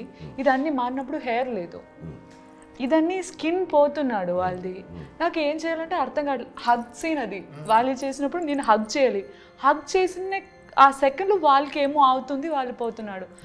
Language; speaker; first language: Telugu; non-native, learner; Malayalam